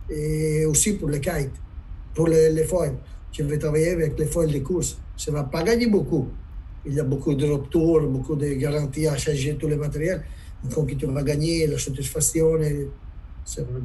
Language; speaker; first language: French; non-native, learner; Italian